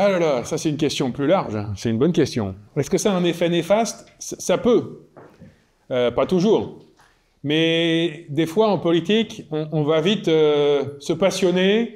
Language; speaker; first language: French; native; French